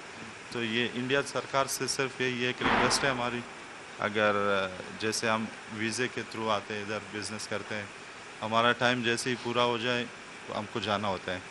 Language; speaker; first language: Hindi; non-native, fluent; Persian